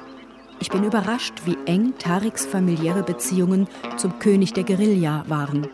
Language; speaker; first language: German; native; German